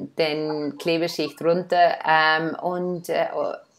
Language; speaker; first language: German; non-native, fluent; English